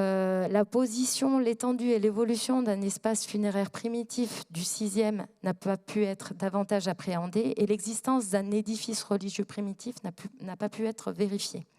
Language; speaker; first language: French; native; French